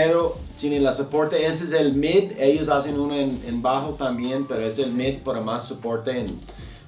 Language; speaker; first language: Spanish; non-native, fluent; English